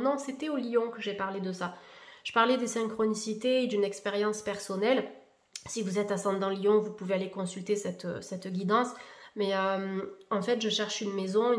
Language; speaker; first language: French; native; French